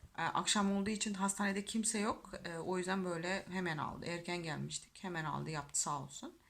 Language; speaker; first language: Turkish; non-native, fluent; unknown